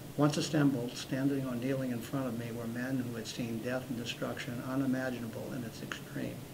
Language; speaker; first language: English; native; English